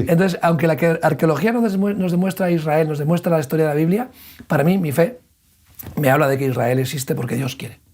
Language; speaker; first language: Spanish; native; Spanish